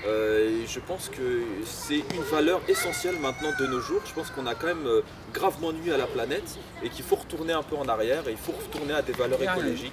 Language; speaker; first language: French; native; French